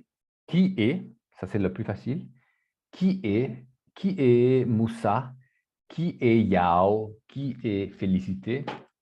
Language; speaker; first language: French; non-native, fluent; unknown